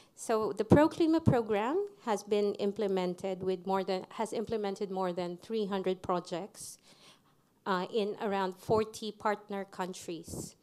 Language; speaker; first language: English; non-native, local second language; Filipino